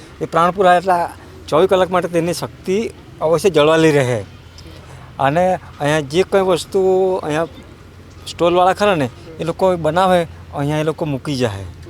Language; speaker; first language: Gujarati; non-native, local second language; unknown